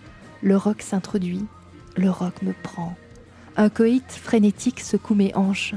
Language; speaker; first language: French; native; French